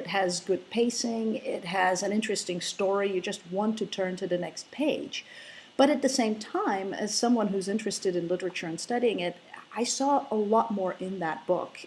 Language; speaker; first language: English; non-native, fluent; Slovak